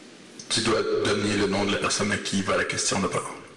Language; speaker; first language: French; native; French